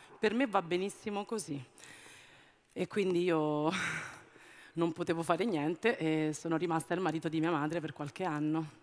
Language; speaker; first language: Italian; early bilingual, other home language; Amharic